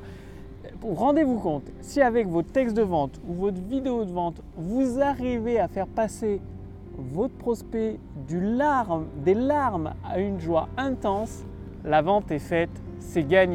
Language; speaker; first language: French; native; French